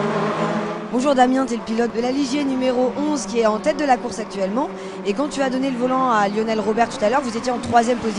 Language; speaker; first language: French; native; French